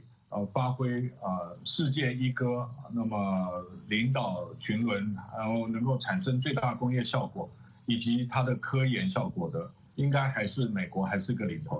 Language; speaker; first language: Chinese; native; Chinese